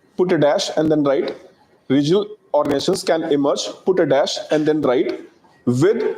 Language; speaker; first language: English; non-native, local second language; Hindi